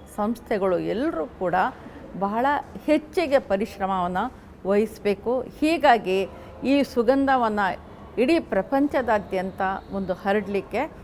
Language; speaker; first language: Kannada; non-native, local second language; Urdu